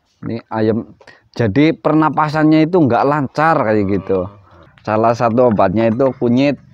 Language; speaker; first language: Indonesian; non-native, local second language; Javanese